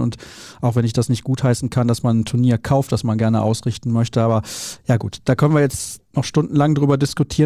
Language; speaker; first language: German; native; German